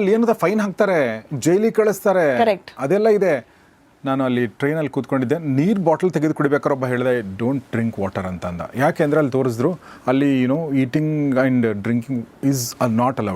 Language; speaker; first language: Kannada; native; Kannada